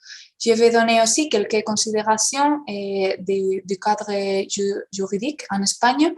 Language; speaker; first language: French; non-native, fluent; Spanish